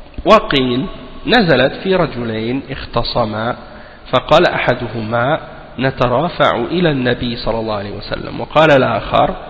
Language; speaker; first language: Arabic; non-native, fluent; French